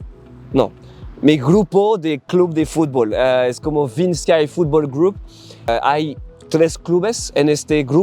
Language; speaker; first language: Spanish; non-native, learner; French